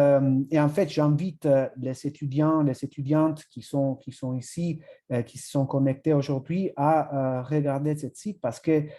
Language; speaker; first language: French; non-native, fluent; Italian